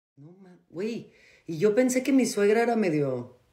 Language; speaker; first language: Spanish; native; Spanish